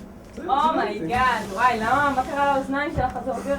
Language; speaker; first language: Hebrew; native; Hebrew